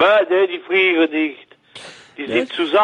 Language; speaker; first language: German; non-native, learner; French